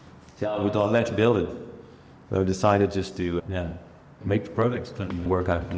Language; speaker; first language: English; non-native, fluent; Dutch